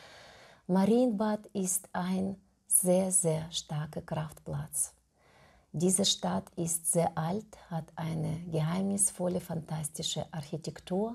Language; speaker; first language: German; non-native, fluent; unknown